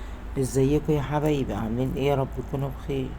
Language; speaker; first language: Arabic; native; Arabic